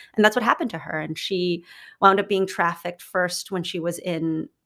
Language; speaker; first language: English; non-native, local second language; Filipino